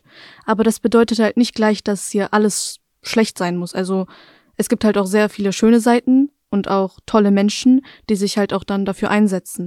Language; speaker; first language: German; native; German